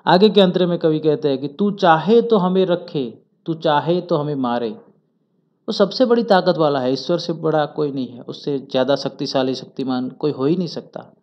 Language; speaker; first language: Hindi; non-native, local second language; Gujarati